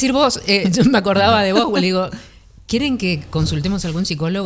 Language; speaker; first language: Spanish; native; Spanish